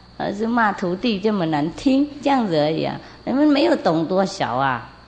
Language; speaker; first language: Chinese; non-native, fluent; Vietnamese